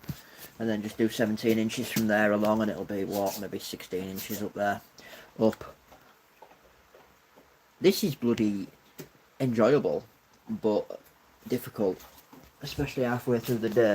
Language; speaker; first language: English; native; English